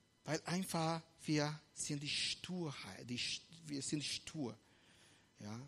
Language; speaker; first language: German; non-native, fluent; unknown